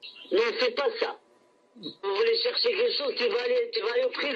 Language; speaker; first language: French; non-native, local second language; Arabic